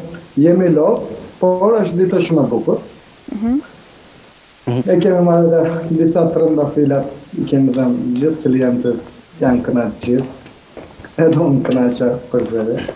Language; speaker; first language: Albanian; non-native, fluent; Turkish